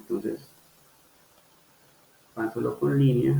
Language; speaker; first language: Spanish; native; Spanish